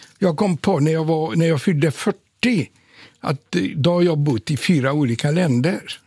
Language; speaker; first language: Swedish; non-native, fluent; Polish